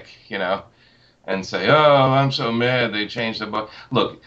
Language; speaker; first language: English; native; English